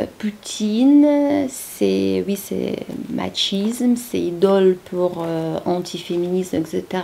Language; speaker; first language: French; non-native, learner; Ukrainian